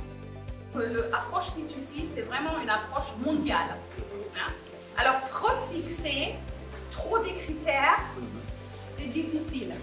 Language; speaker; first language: French; non-native, fluent; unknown